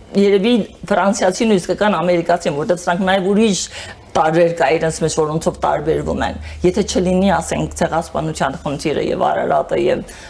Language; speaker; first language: Armenian; early bilingual, heritage; Armenian